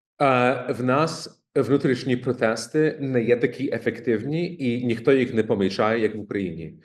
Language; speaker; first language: Ukrainian; early bilingual, heritage; Ukrainian